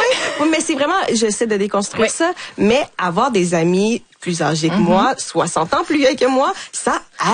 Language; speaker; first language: French; native; French